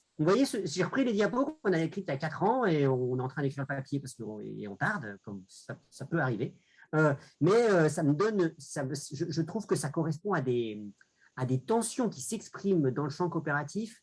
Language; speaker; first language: French; native; French